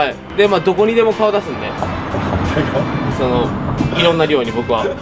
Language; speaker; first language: Japanese; native; Japanese